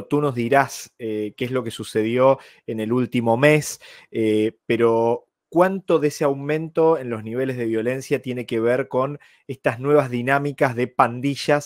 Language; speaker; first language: Spanish; native; Spanish